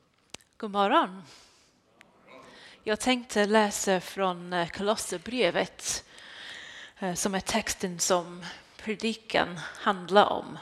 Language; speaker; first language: Swedish; non-native, fluent; English